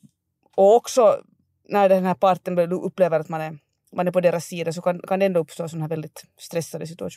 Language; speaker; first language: Swedish; native; Swedish